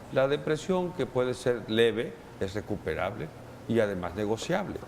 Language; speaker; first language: Spanish; native; Spanish